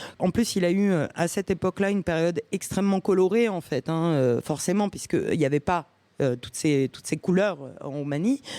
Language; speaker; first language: French; early bilingual, other home language; Romanian